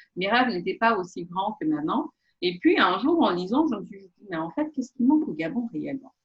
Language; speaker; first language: French; non-native, local second language; Portuguese